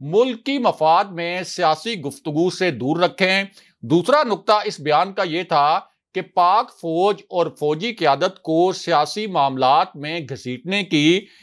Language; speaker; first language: Urdu; native; Urdu